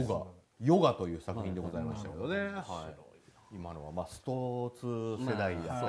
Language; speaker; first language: Japanese; native; Japanese